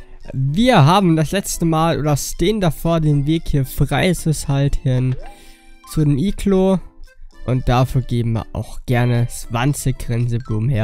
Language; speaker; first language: German; native; German